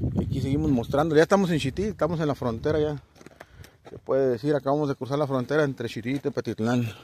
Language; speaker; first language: Spanish; native; Spanish